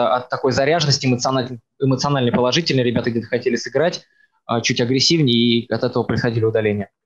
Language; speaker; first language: Russian; native; Russian